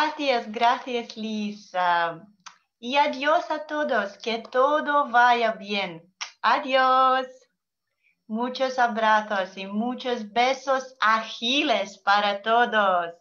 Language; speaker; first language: Spanish; non-native, learner; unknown